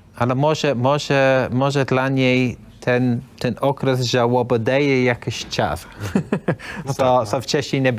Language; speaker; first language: Polish; non-native, learner; English